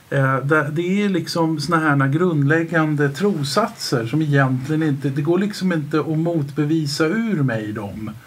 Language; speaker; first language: Swedish; native; Swedish